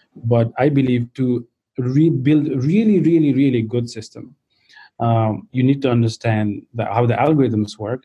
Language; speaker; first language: English; non-native, local second language; Nepali